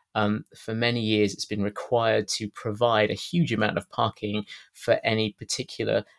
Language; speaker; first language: English; native; English